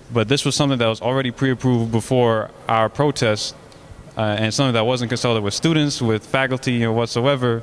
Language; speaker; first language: English; native; English